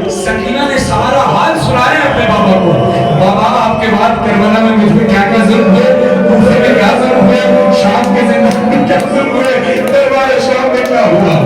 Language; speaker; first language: Urdu; native; Urdu